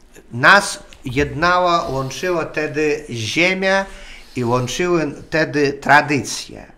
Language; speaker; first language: Polish; non-native, learner; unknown